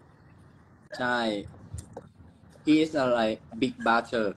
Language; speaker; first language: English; non-native, learner; Thai